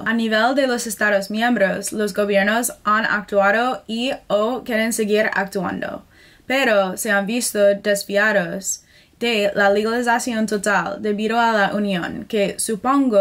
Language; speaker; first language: Spanish; non-native, fluent; English